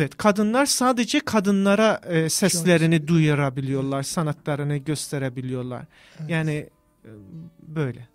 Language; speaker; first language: Turkish; non-native, fluent; Persian